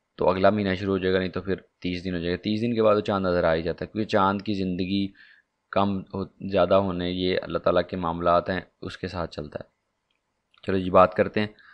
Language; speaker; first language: Urdu; non-native, local second language; Punjabi